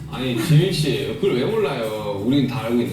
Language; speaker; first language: Korean; native; Korean